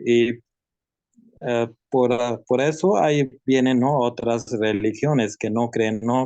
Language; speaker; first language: Spanish; non-native, learner; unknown